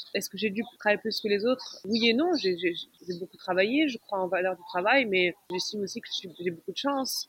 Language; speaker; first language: French; non-native, local second language; Arabic